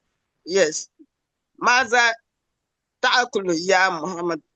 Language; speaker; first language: Arabic; non-native, learner; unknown